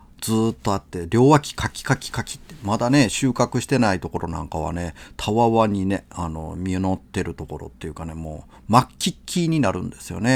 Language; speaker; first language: Japanese; native; Japanese